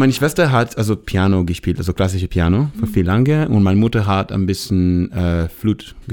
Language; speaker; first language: German; non-native, learner; Hebrew